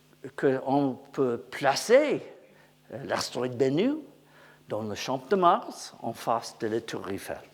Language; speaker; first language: French; non-native, learner; English